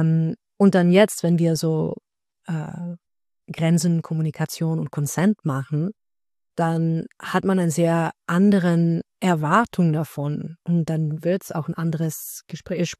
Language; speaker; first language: German; non-native, fluent; Dutch